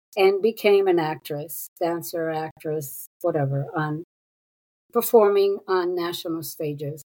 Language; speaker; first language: English; non-native, fluent; Hebrew